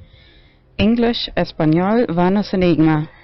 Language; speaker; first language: Spanish; non-native, learner; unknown